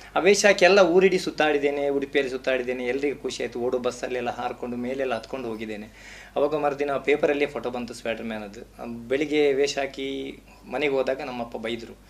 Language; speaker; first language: Kannada; non-native, local second language; Tulu